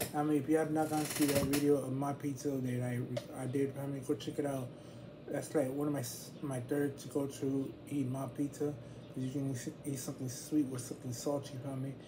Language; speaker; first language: English; early bilingual, other home language; Spanish